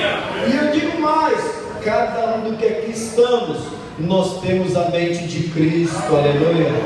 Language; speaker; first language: Portuguese; native; Portuguese